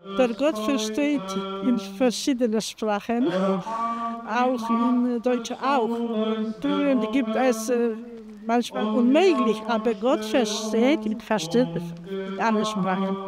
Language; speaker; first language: German; non-native, local second language; Polish